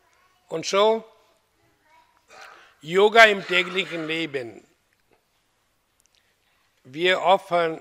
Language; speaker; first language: German; non-native, fluent; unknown